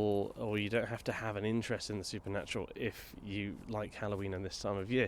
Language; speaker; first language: English; native; English